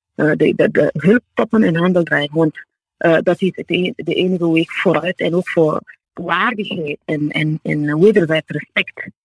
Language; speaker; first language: Dutch; non-native, fluent; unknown